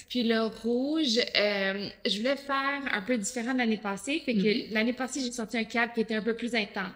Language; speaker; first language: French; native; French